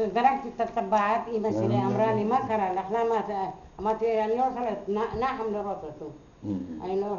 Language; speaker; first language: Hebrew; non-native, learner; Arabic